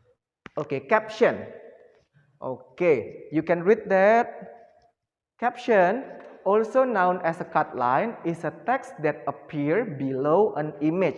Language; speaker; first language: English; non-native, fluent; Indonesian